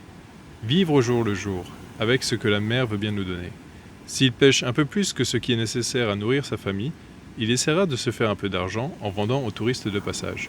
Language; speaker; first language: French; native; French